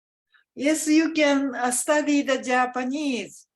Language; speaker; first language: English; non-native, fluent; Japanese